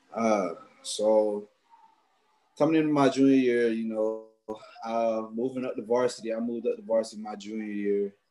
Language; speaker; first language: English; native; English